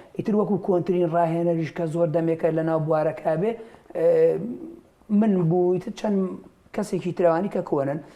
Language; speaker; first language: Central Kurdish; native; Central Kurdish